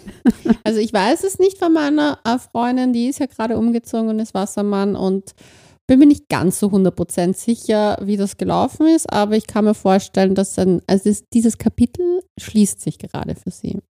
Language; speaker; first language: German; native; German